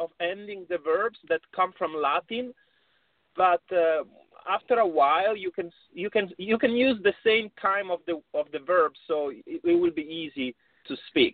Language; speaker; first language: English; non-native, fluent; Italian